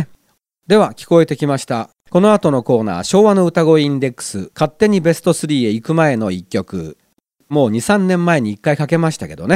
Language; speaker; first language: Japanese; native; Japanese